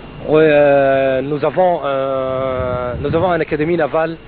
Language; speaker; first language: French; non-native, fluent; Arabic